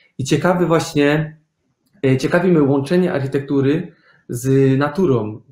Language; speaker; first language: Polish; early bilingual, heritage; Polish